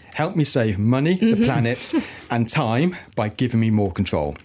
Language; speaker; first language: English; native; English